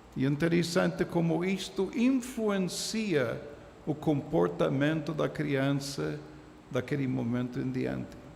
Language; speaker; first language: Portuguese; non-native, fluent; English